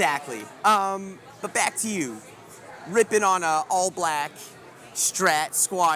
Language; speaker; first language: English; native; English